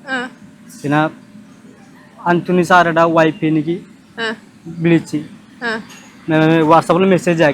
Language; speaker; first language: Malayalam; non-native, local second language; Odia